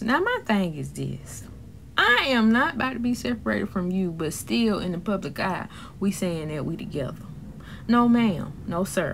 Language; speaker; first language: English; native; English